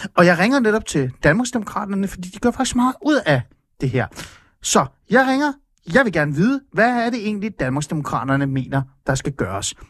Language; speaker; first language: Danish; early bilingual, other home language; Persian